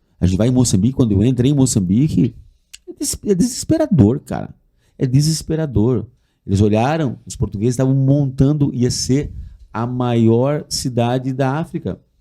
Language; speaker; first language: Portuguese; native; Portuguese